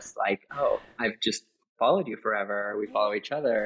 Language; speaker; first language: English; native; English